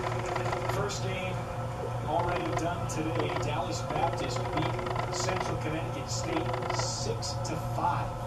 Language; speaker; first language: English; native; English